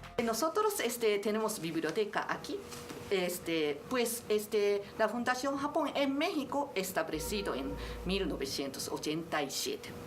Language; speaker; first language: Spanish; non-native, learner; Japanese